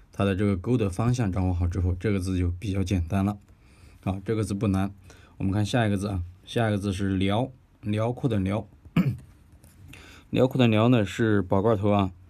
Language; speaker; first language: Chinese; native; Chinese